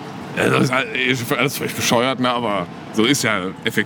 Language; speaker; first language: German; native; German